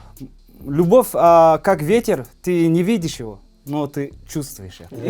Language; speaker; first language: Russian; non-native, local second language; Kazakh